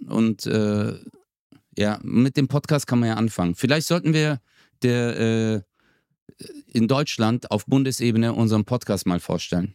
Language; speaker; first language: German; early bilingual, other home language; Turkish